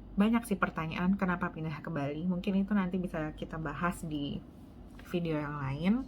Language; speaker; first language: Indonesian; native; Indonesian